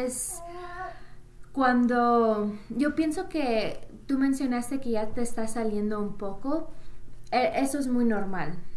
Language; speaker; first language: Spanish; early bilingual, heritage; Spanish